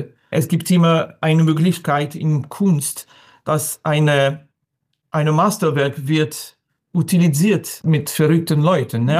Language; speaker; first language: German; non-native, fluent; French